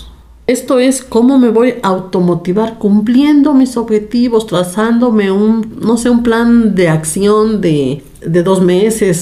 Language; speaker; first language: Spanish; native; Spanish